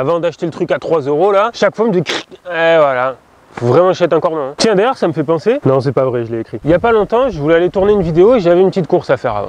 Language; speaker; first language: French; native; French